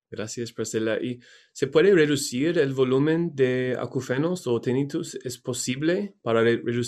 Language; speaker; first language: Spanish; non-native, learner; English